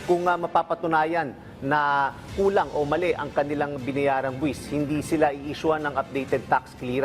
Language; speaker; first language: Filipino; native; Filipino